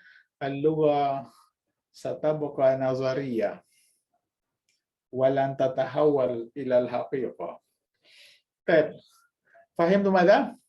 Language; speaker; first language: Arabic; non-native, fluent; Indonesian